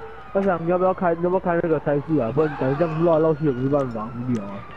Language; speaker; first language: Chinese; native; Chinese